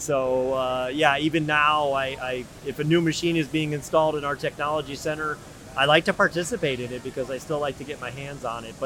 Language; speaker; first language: English; native; English